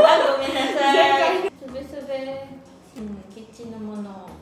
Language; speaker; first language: Japanese; non-native, learner; Vietnamese